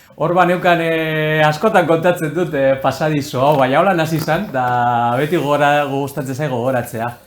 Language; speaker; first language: Basque; non-native, local second language; Spanish